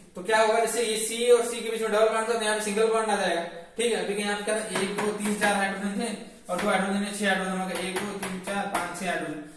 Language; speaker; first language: Hindi; native; Hindi